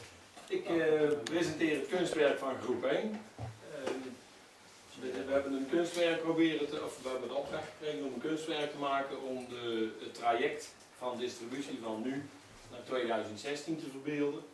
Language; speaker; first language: Dutch; native; Dutch